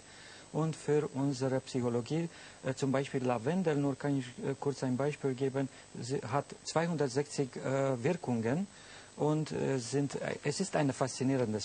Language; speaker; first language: German; non-native, fluent; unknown